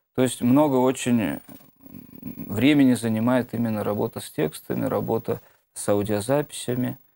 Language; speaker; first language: Russian; native; Russian